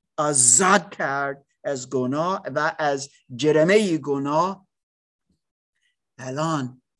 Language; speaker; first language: Persian; non-native, learner; English